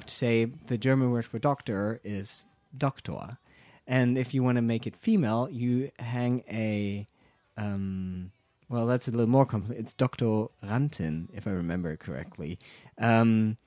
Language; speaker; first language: English; non-native, fluent; German